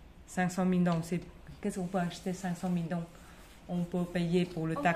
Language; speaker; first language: French; non-native, fluent; Vietnamese